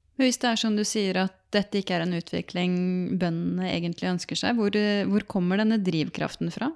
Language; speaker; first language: Norwegian; native; Norwegian